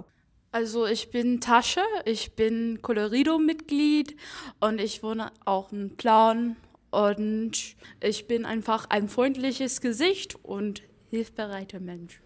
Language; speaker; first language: German; non-native, fluent; English